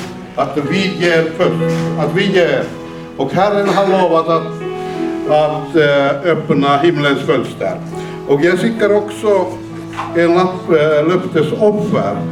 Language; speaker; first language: Swedish; non-native, fluent; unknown